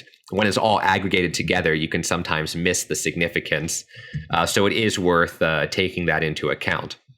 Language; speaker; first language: English; native; English